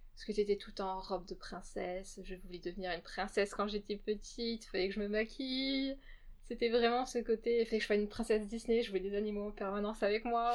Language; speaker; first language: French; early bilingual, other home language; Portuguese